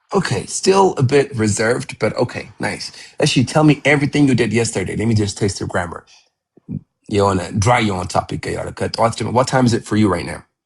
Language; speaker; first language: English; non-native, fluent; Amharic